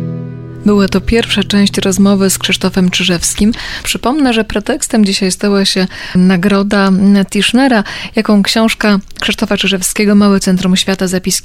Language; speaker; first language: Polish; native; Polish